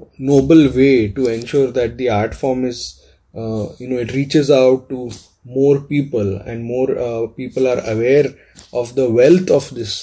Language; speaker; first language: English; non-native, local second language; Marathi